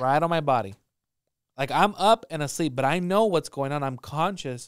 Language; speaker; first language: English; early bilingual, other home language; Spanish